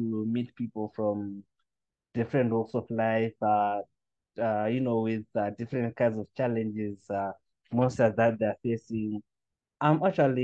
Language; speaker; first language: English; non-native, local second language; Shona